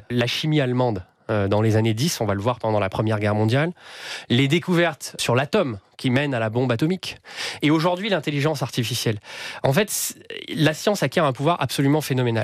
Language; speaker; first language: French; native; French